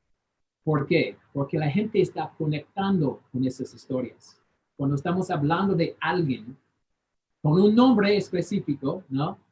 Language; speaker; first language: Spanish; non-native, fluent; English